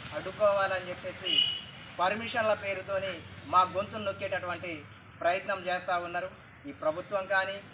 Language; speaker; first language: Telugu; native; Telugu